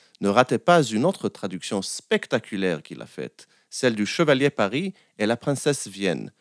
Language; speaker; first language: French; native; French